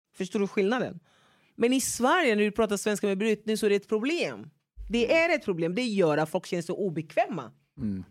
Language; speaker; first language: Swedish; non-native, fluent; French